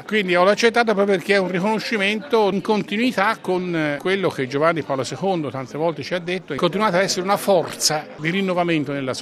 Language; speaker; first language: Italian; native; Italian